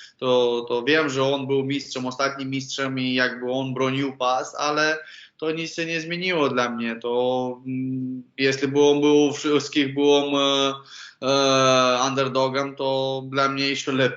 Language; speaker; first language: Polish; non-native, learner; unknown